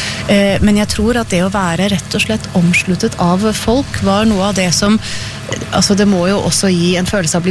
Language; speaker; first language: Norwegian; native; Norwegian